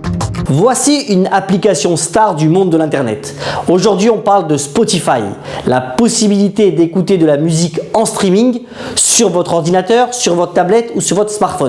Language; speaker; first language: French; native; French